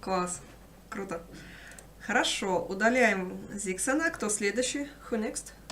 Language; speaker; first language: Russian; native; Russian